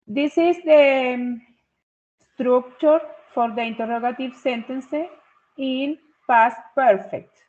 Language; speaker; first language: English; non-native, fluent; Spanish